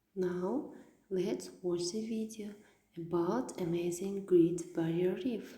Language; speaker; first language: English; non-native, fluent; Kazakh